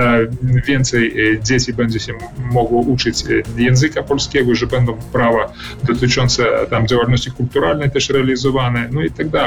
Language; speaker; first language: Polish; early bilingual, heritage; Polish